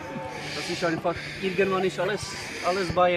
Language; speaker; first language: German; non-native, learner; Czech